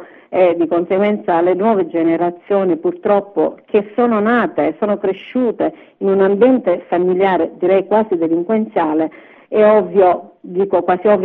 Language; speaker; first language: Italian; native; Italian